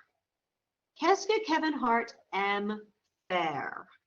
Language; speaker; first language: French; non-native, fluent; English